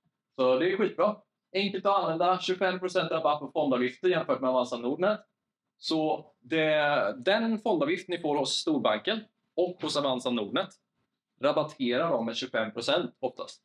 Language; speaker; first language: Swedish; native; Swedish